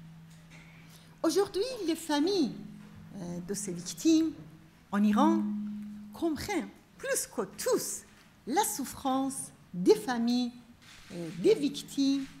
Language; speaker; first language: French; non-native, fluent; Persian